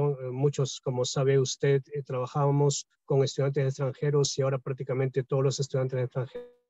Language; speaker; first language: Spanish; native; Spanish